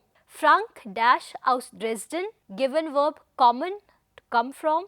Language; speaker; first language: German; non-native, fluent; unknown